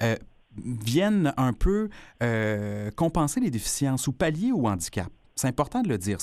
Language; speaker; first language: French; native; French